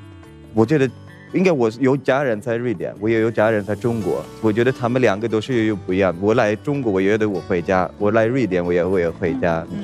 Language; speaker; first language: Chinese; non-native, fluent; Swedish